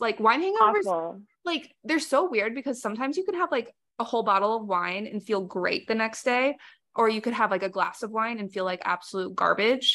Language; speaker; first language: English; native; English